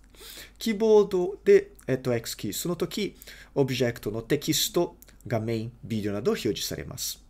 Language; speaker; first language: Japanese; non-native, fluent; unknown